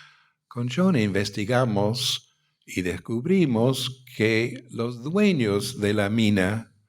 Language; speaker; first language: Spanish; non-native, fluent; English